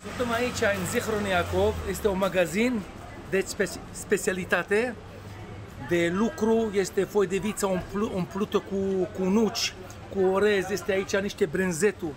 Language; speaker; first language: Romanian; non-native, fluent; Hebrew